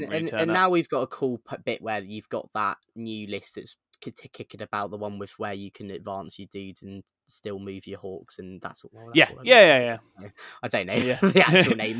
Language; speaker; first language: English; native; English